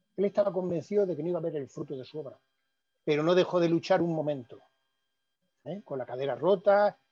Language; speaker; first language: Spanish; native; Spanish